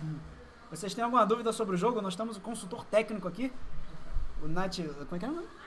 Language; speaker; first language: Portuguese; native; Portuguese